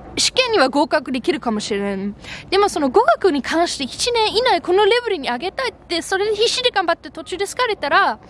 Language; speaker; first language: Japanese; non-native, fluent; German